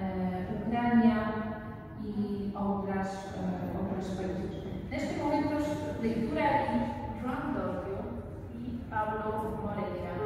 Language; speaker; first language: Portuguese; non-native, learner; Polish